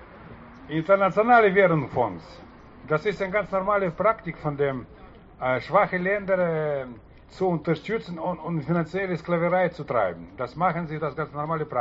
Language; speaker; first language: German; non-native, fluent; Russian